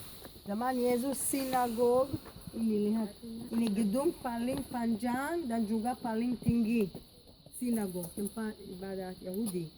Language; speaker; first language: Indonesian; non-native, fluent; Hebrew